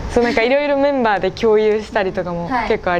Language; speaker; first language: Japanese; native; Japanese